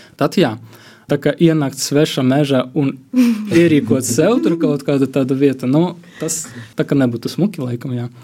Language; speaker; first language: Latvian; non-native, local second language; Russian